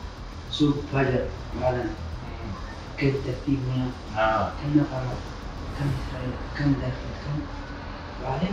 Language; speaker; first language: Arabic; non-native, learner; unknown